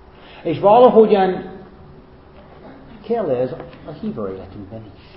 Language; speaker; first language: Hungarian; non-native, fluent; English